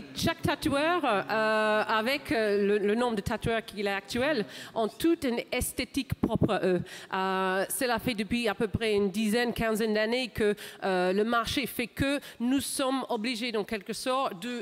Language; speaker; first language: French; non-native, fluent; English